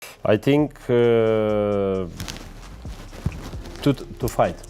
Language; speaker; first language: English; non-native, learner; Russian